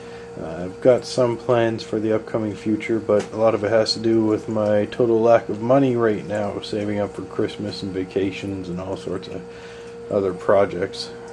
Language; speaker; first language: English; native; English